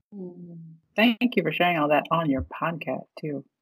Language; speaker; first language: English; native; English